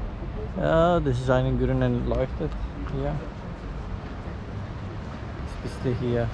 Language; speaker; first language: German; non-native, learner; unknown